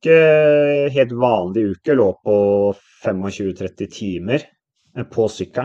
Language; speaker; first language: Norwegian; native; Norwegian